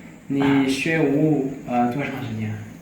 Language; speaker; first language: Chinese; non-native, learner; French